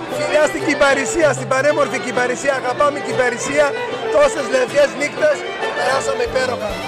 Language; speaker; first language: Greek; native; Greek